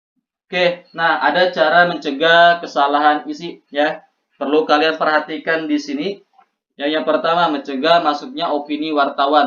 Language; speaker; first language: Indonesian; native; Indonesian